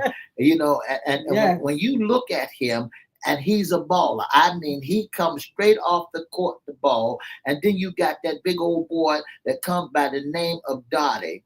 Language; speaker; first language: English; native; English